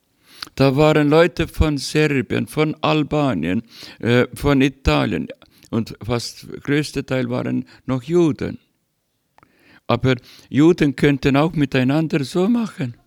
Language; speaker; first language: German; non-native, learner; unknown